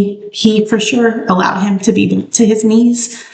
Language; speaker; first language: English; native; English